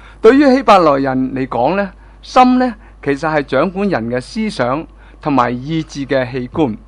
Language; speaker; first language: Chinese; non-native, local second language; Cantonese